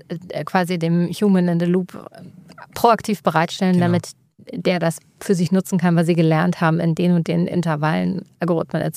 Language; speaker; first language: German; native; German